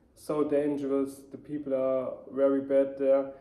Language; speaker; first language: English; non-native, fluent; German